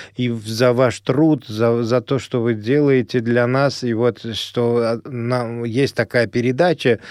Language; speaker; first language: Russian; non-native, local second language; Azerbaijani